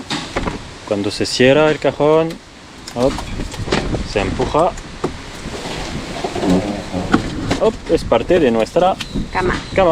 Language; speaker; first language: Spanish; non-native, learner; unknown